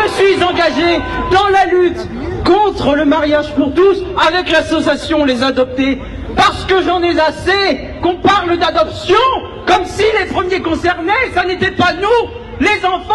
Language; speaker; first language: French; native; French